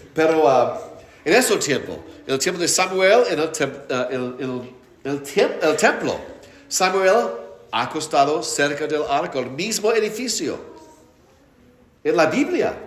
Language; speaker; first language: Spanish; non-native, fluent; English